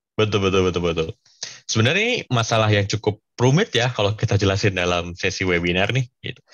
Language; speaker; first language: Indonesian; native; Indonesian